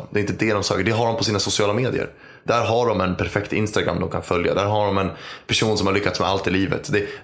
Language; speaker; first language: Swedish; native; Swedish